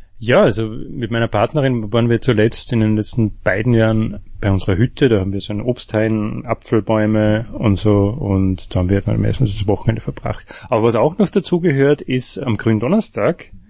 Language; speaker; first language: German; native; German